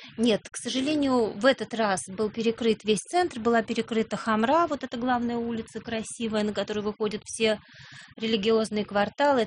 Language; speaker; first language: Russian; native; Russian